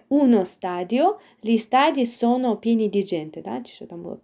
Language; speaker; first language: Italian; non-native, fluent; Ukrainian